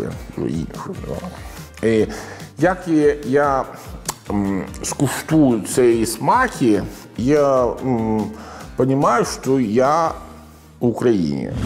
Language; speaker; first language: Ukrainian; non-native, learner; Italian